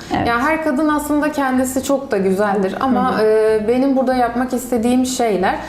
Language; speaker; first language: Turkish; native; Turkish